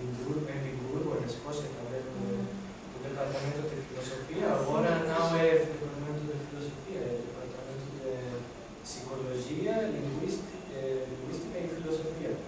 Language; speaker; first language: Portuguese; non-native, learner; Spanish